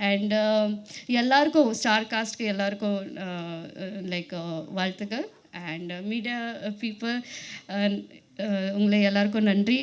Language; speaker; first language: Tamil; non-native, learner; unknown